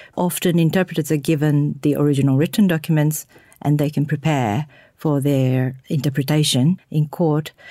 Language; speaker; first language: English; non-native, fluent; Japanese